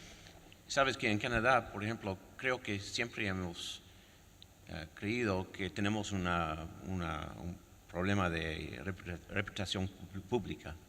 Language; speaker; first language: Spanish; non-native, fluent; French